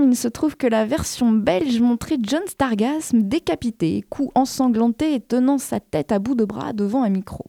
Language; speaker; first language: French; native; French